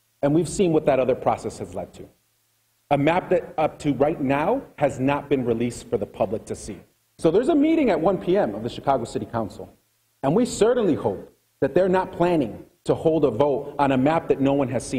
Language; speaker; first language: English; early bilingual, other home language; Spanish